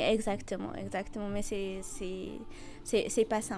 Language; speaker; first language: French; non-native, fluent; Amharic